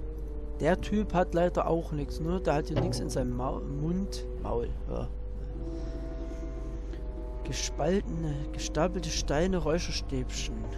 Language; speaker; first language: German; native; German